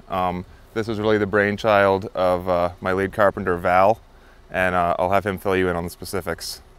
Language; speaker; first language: English; native; English